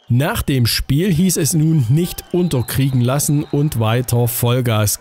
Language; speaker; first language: German; native; German